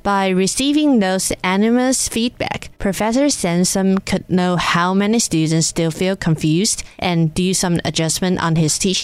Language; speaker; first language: English; non-native, fluent; Chinese